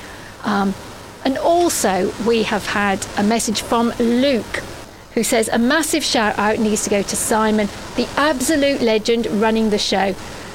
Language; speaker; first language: English; native; English